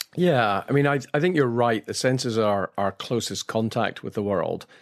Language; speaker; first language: English; native; English